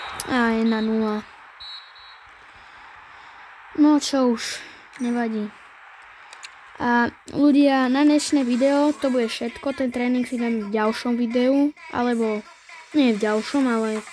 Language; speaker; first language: Slovak; native; Slovak